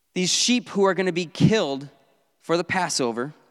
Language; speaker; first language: English; native; English